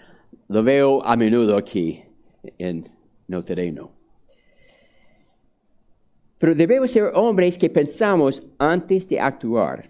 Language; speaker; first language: Spanish; non-native, fluent; English